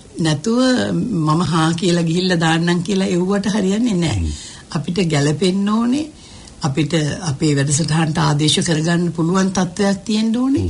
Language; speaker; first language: Sinhala; native; Sinhala